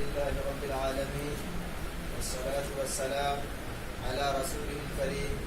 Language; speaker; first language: Arabic; non-native, learner; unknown